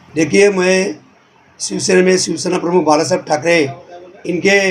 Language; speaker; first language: Hindi; non-native, local second language; Marathi